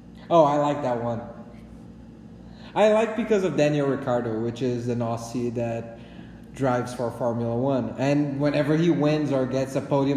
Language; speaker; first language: English; non-native, fluent; Portuguese